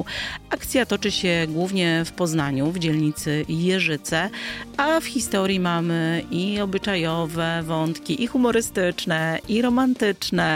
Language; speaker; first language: Polish; native; Polish